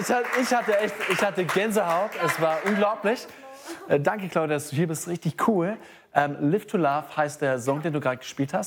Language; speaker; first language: German; native; German